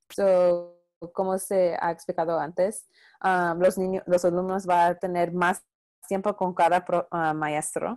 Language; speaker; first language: Spanish; non-native, local second language; English